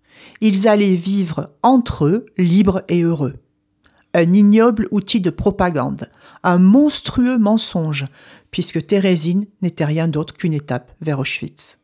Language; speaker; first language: French; native; French